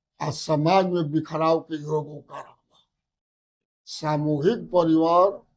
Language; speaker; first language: Bhojpuri; native; Bhojpuri